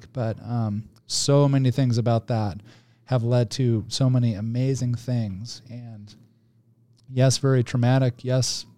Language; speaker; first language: English; native; English